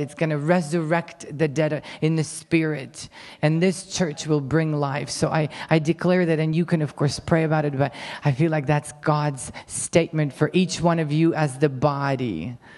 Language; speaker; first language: English; non-native, fluent; Ukrainian